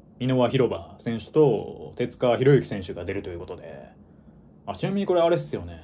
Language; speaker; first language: Japanese; native; Japanese